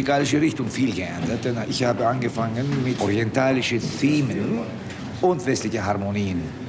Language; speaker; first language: German; non-native, learner; Turkish